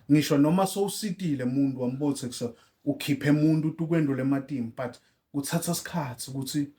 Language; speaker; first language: Zulu; non-native, local second language; Swati